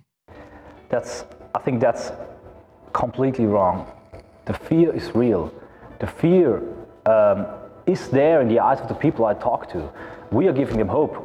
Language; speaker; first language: English; non-native, fluent; German